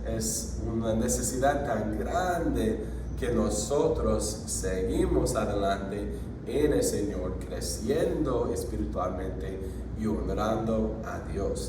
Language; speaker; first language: Spanish; non-native, fluent; English